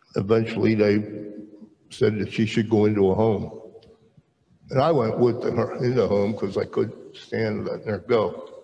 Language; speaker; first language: English; native; English